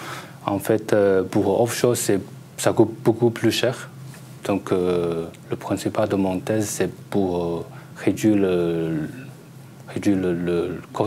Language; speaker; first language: French; non-native, learner; Chinese